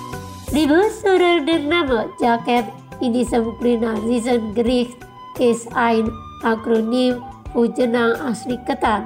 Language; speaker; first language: German; non-native, learner; Indonesian